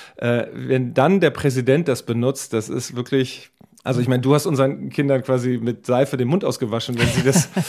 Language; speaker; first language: German; native; German